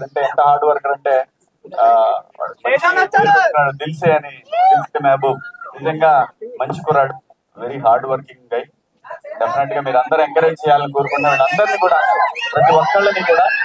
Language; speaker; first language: Telugu; native; Telugu